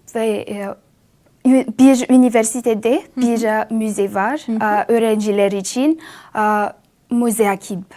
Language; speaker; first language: Turkish; non-native, fluent; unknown